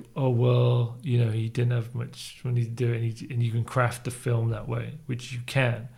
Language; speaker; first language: English; native; English